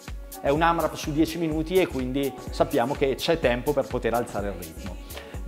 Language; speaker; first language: Italian; native; Italian